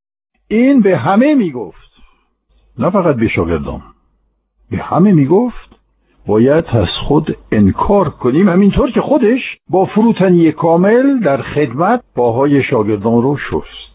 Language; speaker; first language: Persian; non-native, fluent; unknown